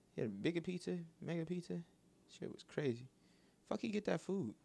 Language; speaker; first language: English; native; English